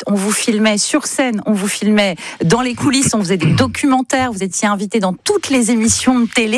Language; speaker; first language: French; native; French